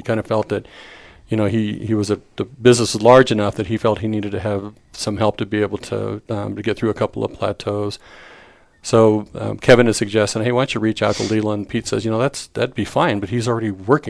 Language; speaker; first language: English; native; English